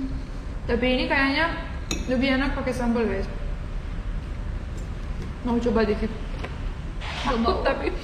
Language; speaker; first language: Indonesian; non-native, fluent; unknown